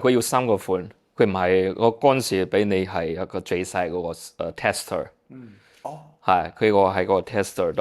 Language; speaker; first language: Cantonese; early bilingual, heritage; Cantonese